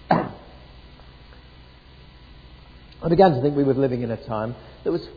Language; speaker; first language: English; native; English